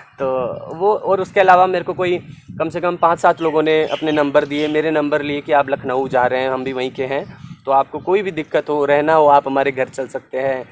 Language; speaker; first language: Hindi; native; Hindi